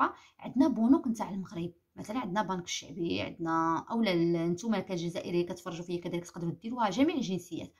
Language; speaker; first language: Arabic; native; Arabic